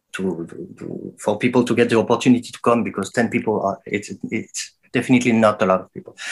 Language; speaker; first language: English; non-native, fluent; French